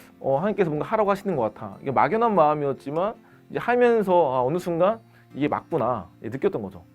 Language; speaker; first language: Korean; native; Korean